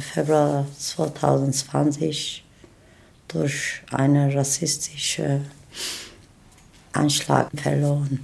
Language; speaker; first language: German; non-native, fluent; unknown